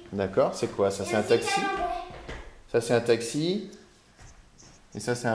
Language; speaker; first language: French; native; French